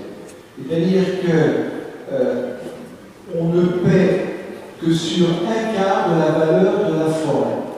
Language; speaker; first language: French; native; French